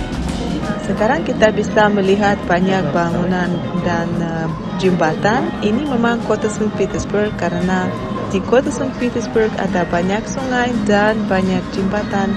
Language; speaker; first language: Indonesian; non-native, fluent; Russian